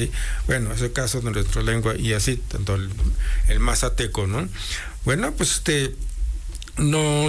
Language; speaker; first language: Spanish; non-native, local second language; Mixtepec Mixtec